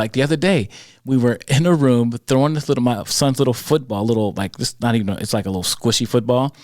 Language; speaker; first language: English; native; English